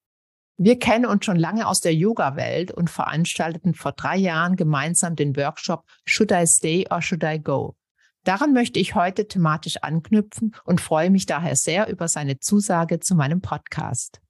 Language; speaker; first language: German; native; German